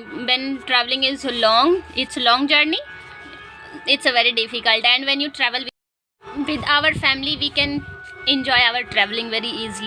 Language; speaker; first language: English; non-native, learner; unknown